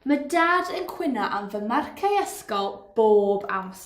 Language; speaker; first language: Welsh; non-native, learner; English